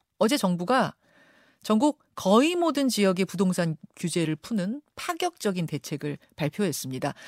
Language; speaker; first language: Korean; native; Korean